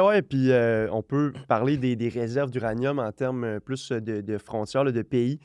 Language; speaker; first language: French; native; French